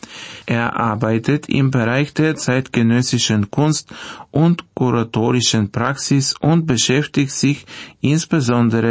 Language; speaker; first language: German; non-native, fluent; Bulgarian